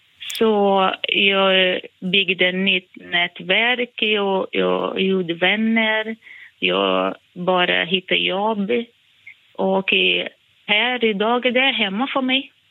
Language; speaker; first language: Swedish; non-native, fluent; Portuguese